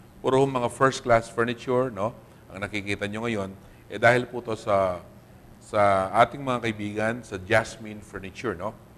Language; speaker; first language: Filipino; non-native, local second language; Pampanga